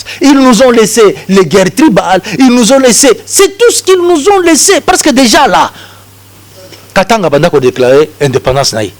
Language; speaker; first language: French; non-native, local second language; Lingala